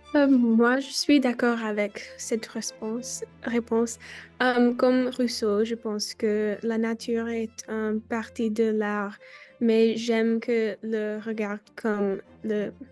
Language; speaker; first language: French; non-native, learner; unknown